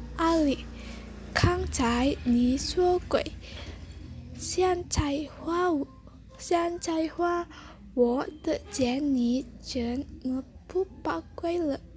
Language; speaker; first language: Chinese; non-native, learner; Indonesian